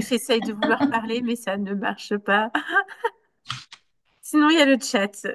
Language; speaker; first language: French; native; French